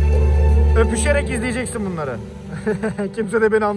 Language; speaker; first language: Turkish; native; Turkish